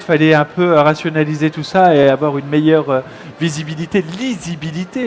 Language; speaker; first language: French; native; French